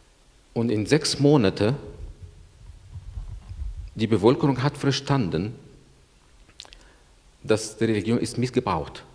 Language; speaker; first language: German; non-native, learner; Arabic